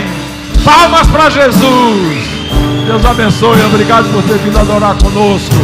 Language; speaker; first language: Portuguese; native; Portuguese